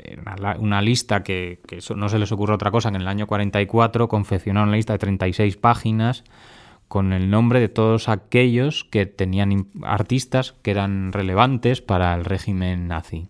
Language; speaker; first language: Spanish; native; Spanish